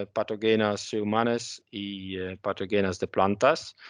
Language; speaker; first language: Spanish; non-native, learner; Dutch